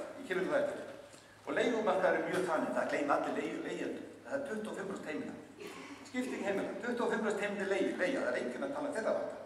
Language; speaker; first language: Icelandic; native; Icelandic